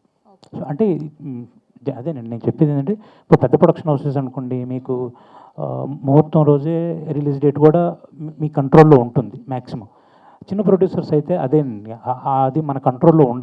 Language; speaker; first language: Telugu; native; Telugu